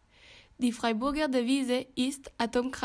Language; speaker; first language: German; non-native, learner; French